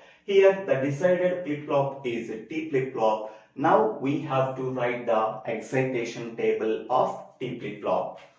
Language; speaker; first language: English; non-native, local second language; Telugu